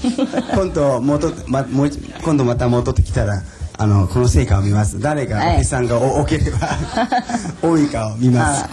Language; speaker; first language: Japanese; non-native, fluent; Chinese